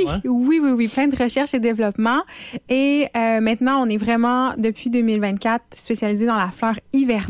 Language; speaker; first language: French; native; French